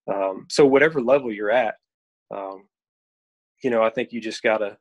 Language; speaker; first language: English; native; English